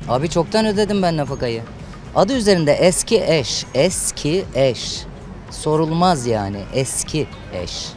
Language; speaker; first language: Turkish; native; Turkish